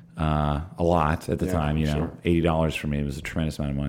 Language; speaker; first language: English; native; English